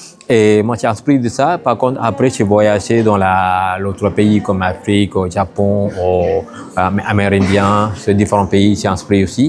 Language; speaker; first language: French; non-native, learner; Tamil